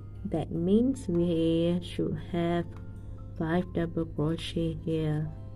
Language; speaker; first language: English; non-native, local second language; Malay